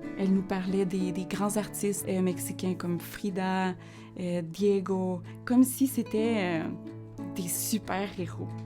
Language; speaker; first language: French; early bilingual, other home language; Spanish